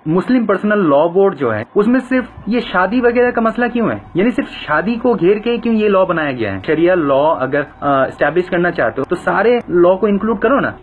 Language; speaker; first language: Hindi; non-native, fluent; Bangla